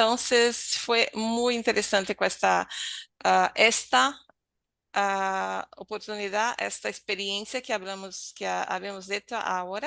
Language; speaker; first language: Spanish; non-native, learner; Portuguese